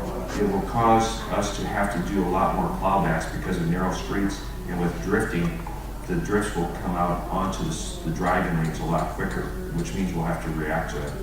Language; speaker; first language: English; native; English